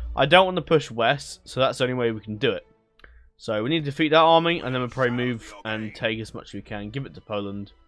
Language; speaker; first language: English; native; English